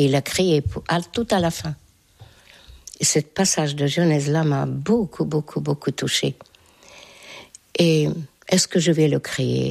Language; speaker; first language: French; non-native, fluent; Hungarian